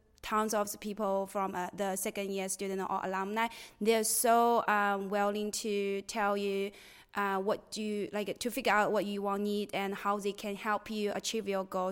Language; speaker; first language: English; non-native, fluent; Chinese